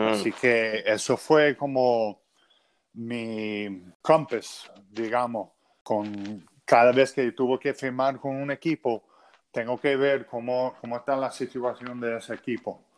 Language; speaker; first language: Spanish; non-native, fluent; English